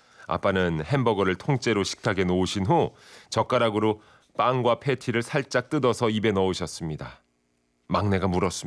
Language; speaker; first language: Korean; native; Korean